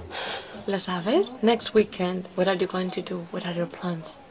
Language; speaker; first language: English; non-native, fluent; Spanish